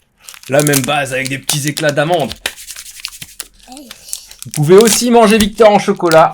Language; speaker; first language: French; native; French